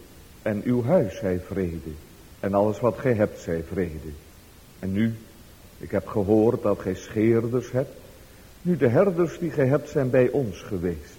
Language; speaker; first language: Dutch; native; Dutch